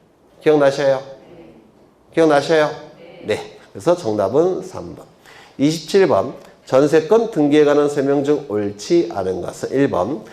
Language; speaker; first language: Korean; native; Korean